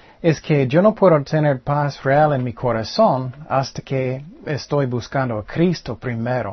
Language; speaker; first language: Spanish; non-native, fluent; English